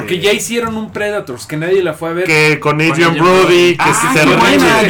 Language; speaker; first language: Spanish; native; Spanish